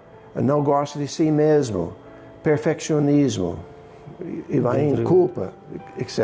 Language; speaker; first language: Portuguese; non-native, fluent; English